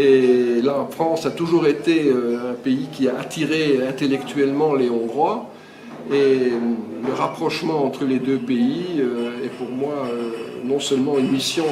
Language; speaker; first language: French; early bilingual, other home language; Hungarian